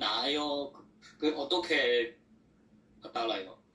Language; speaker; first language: Korean; non-native, learner; Chinese